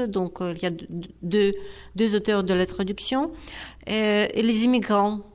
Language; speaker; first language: French; non-native, fluent; Ukrainian